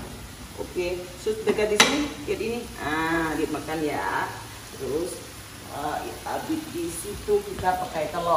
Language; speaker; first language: Indonesian; native; Indonesian